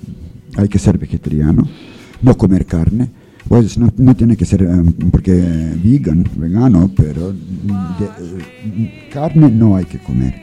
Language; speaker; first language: Spanish; non-native, learner; English